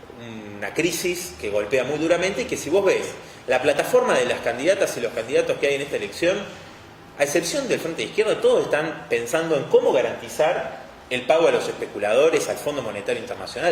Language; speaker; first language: Spanish; native; Spanish